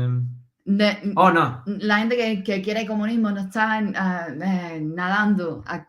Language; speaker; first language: Spanish; non-native, learner; English